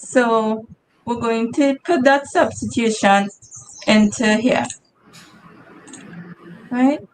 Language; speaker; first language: English; native; English